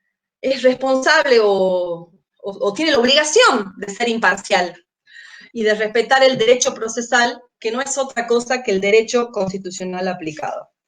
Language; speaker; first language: Spanish; native; Spanish